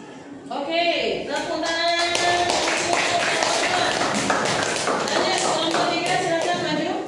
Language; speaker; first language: Indonesian; native; Indonesian